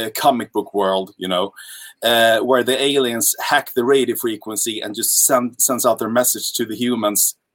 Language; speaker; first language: English; non-native, fluent; Swedish